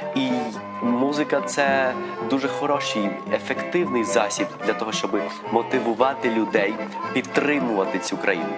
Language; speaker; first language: Ukrainian; non-native, fluent; Spanish